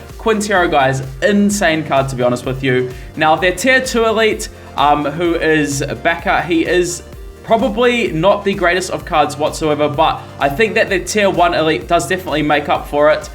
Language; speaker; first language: English; native; English